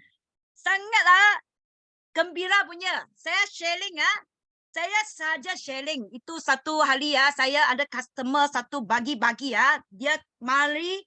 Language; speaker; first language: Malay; non-native, learner; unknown